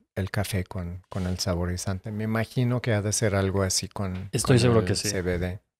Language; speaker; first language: Spanish; non-native, fluent; English